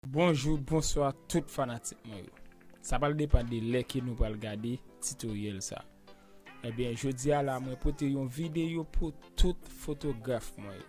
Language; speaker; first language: French; non-native, learner; Haitian Creole